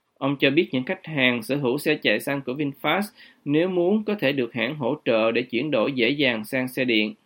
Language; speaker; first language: Vietnamese; native; Vietnamese